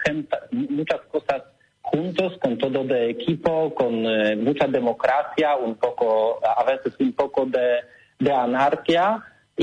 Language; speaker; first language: Spanish; non-native, learner; Polish